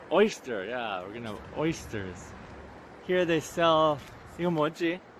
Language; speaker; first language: English; native; English